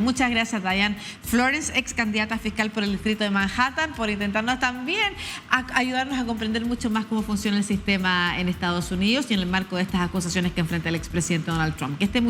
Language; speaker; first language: Spanish; native; Spanish